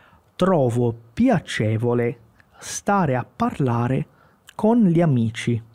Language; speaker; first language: Italian; non-native, fluent; Portuguese